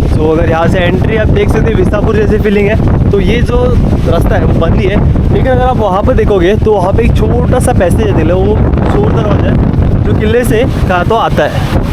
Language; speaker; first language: Hindi; non-native, local second language; Marathi